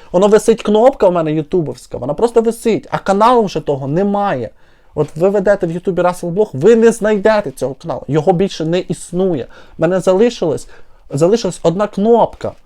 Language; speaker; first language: Ukrainian; non-native, local second language; Russian